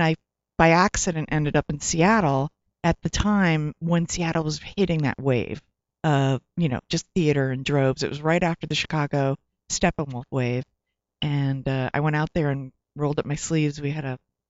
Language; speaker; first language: English; native; English